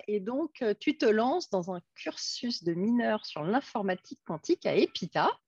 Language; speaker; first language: French; native; French